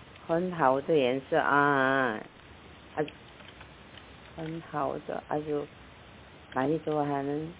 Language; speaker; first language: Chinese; non-native, learner; Korean